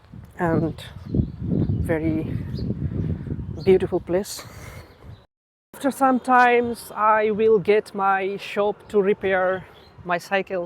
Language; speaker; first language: English; non-native, learner; Bangla